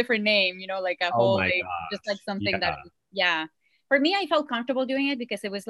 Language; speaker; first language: English; non-native, fluent; Spanish